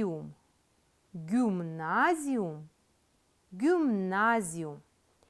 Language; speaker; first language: German; non-native, fluent; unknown